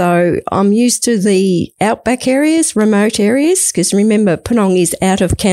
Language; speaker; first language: English; native; English